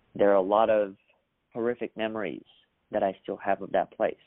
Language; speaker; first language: English; early bilingual, other home language; Russian